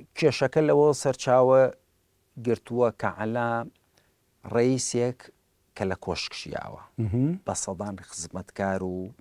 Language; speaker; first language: Central Kurdish; early bilingual, heritage; Central Kurdish